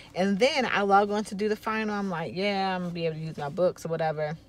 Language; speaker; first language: English; native; English